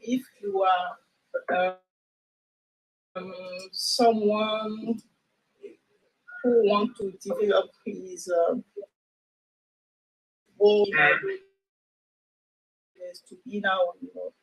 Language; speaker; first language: English; non-native, local second language; French